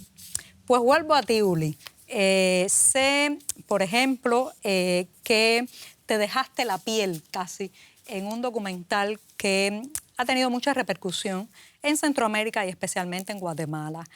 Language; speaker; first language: Spanish; native; Spanish